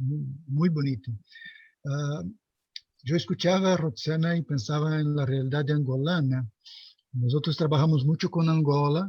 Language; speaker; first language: Spanish; non-native, fluent; Portuguese